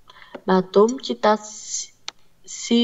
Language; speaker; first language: Russian; non-native, learner; Vietnamese